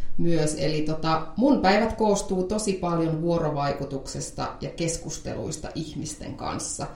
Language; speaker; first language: Finnish; native; Finnish